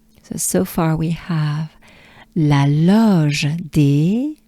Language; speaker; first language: French; native; French